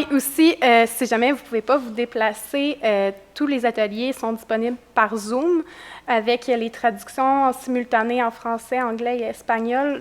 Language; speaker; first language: French; native; French